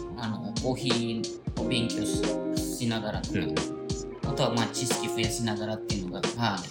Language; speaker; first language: Japanese; non-native, fluent; Indonesian